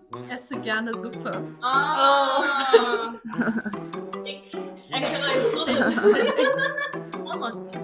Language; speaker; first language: German; non-native, learner; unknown